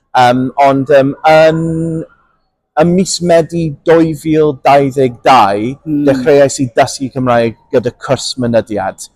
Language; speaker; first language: Welsh; non-native, local second language; English